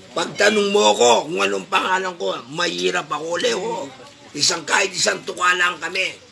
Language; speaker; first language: Filipino; non-native, local second language; Pampanga